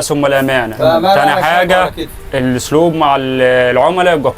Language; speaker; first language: Arabic; native; Arabic